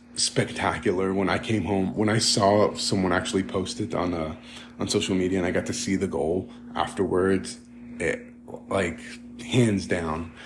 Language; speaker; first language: English; early bilingual, other home language; Greek